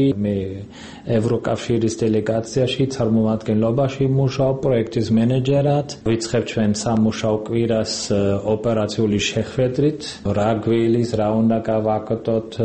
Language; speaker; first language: Georgian; non-native, fluent; German